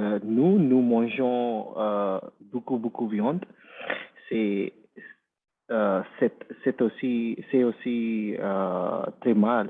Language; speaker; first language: French; non-native, learner; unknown